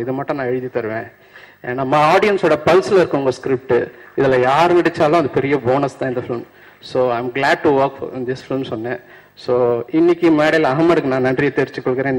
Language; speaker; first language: Tamil; native; Tamil